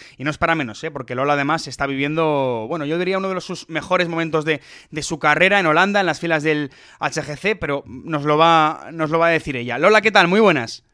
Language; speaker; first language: Spanish; native; Spanish